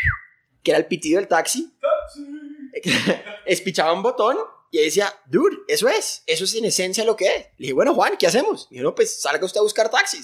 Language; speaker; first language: Spanish; native; Spanish